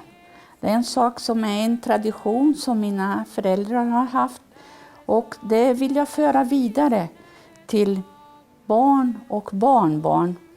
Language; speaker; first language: Swedish; early bilingual, heritage; Swedish